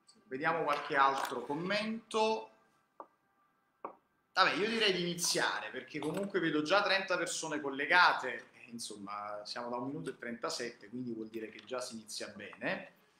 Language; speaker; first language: Italian; native; Italian